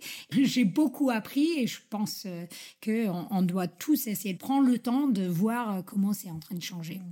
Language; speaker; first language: French; non-native, fluent; English